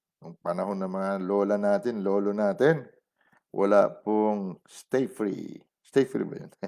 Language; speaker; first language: Filipino; non-native, local second language; Cebuano